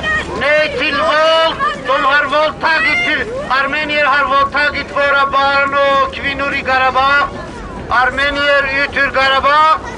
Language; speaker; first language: Swedish; non-native, learner; Azerbaijani